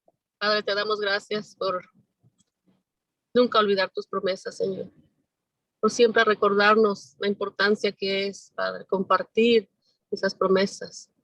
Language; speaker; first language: Spanish; native; Spanish